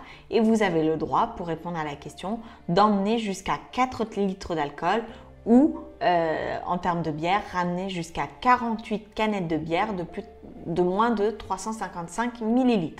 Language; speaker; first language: French; native; French